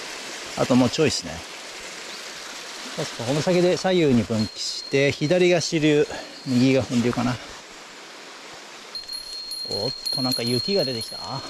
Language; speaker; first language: Japanese; native; Japanese